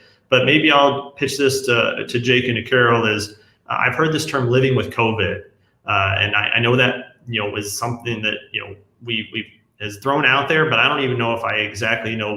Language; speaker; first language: English; native; English